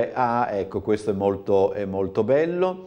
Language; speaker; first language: Italian; native; Italian